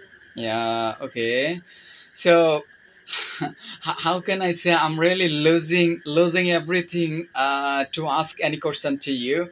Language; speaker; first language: English; non-native, learner; Bangla